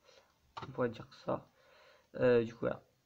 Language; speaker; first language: French; native; French